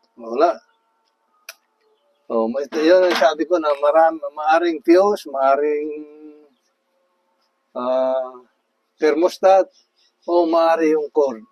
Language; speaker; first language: Filipino; native; Filipino